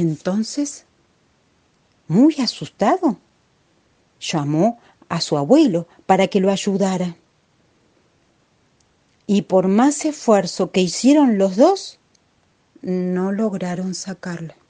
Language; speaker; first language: Spanish; native; Spanish